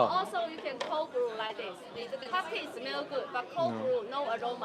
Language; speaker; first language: English; non-native, learner; Chinese